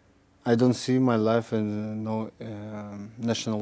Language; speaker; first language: English; non-native, learner; Russian